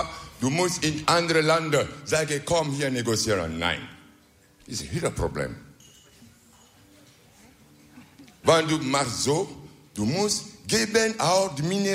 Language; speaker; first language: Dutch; non-native, learner; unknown